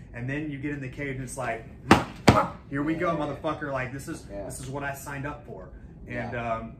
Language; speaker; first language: English; native; English